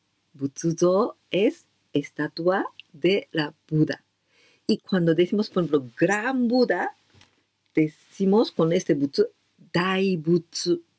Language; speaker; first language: Spanish; non-native, learner; Japanese